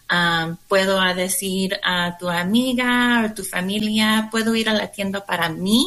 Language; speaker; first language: Spanish; non-native, learner; English